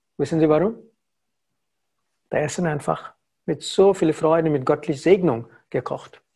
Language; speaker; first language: German; non-native, learner; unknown